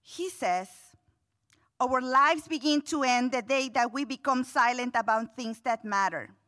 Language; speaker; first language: English; non-native, fluent; Spanish